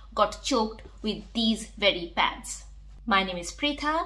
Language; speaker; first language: English; non-native, local second language; Bangla